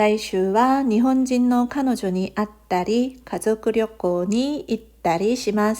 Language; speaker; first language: Japanese; non-native, fluent; Korean